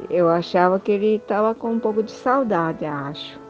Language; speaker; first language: Portuguese; early bilingual, other home language; Japanese